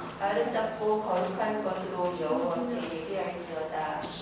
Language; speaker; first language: Korean; native; Korean